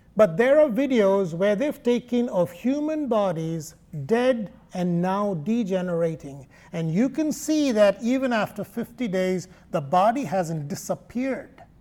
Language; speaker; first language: English; non-native, local second language; Malayalam